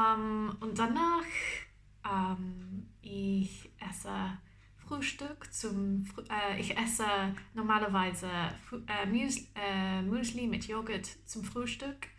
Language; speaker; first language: German; non-native, learner; English